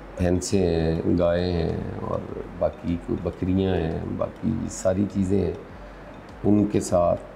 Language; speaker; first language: Urdu; non-native, local second language; Punjabi